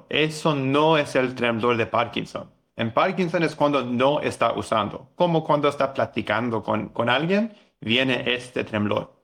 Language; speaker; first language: Spanish; non-native, learner; English